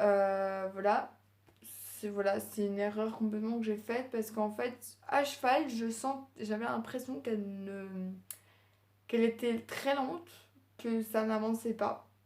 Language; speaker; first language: French; native; French